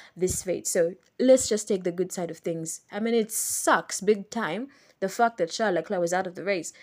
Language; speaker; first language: English; non-native, local second language; Ganda